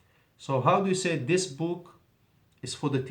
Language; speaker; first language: English; non-native, fluent; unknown